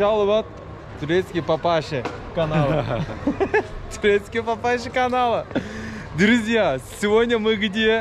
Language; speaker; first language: Russian; non-native, learner; Turkish